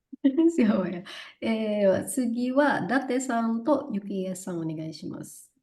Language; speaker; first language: Japanese; non-native, fluent; Indonesian